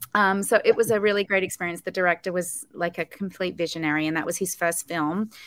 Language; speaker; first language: English; native; English